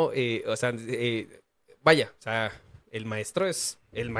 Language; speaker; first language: Spanish; native; Spanish